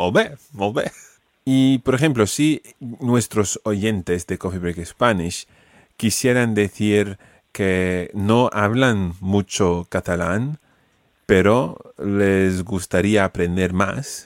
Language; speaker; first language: Spanish; non-native, fluent; English